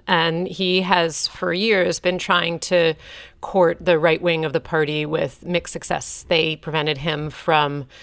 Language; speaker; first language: English; native; English